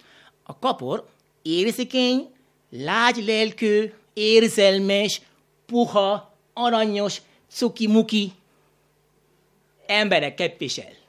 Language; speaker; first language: Hungarian; non-native, learner; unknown